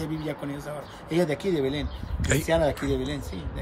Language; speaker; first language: Spanish; non-native, fluent; Arabic